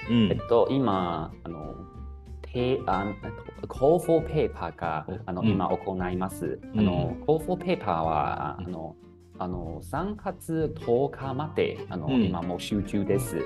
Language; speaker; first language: Japanese; non-native, learner; Chinese